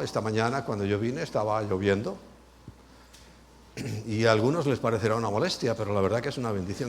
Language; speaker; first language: Spanish; native; Spanish